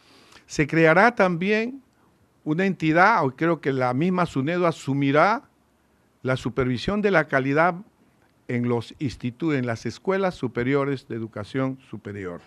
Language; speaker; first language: Spanish; native; Spanish